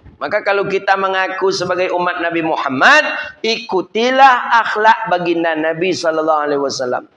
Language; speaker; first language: Malay; non-native, local second language; Minangkabau